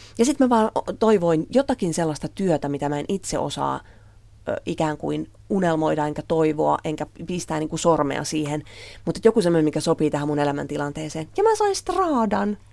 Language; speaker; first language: Finnish; native; Finnish